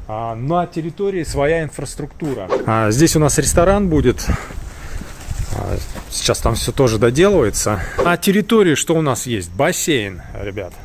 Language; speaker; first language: Russian; native; Russian